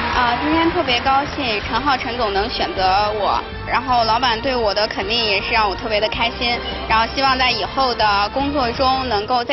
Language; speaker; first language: Chinese; native; Chinese